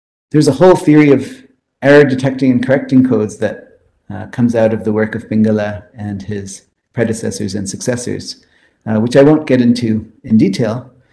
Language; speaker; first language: English; early bilingual, other home language; Hindi